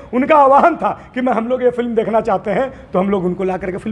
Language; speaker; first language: Hindi; native; Hindi